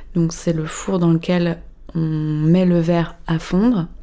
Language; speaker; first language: French; native; French